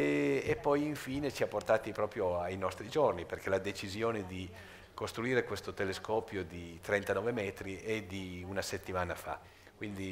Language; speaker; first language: Italian; native; Italian